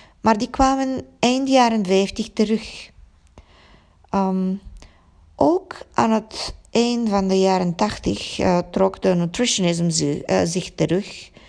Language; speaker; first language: Dutch; non-native, fluent; Bulgarian